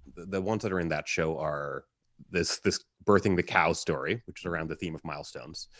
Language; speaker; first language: English; native; English